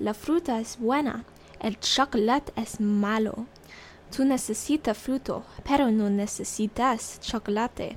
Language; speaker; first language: Spanish; non-native, learner; English